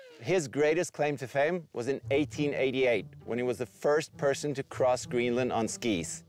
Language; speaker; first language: English; non-native, fluent; Norwegian